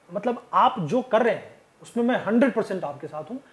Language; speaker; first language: Hindi; native; Hindi